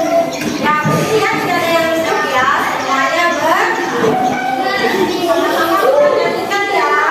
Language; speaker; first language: Indonesian; native; Indonesian